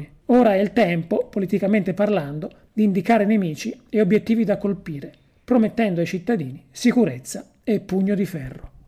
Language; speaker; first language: Italian; native; Italian